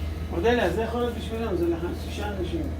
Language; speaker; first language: Hebrew; native; Hebrew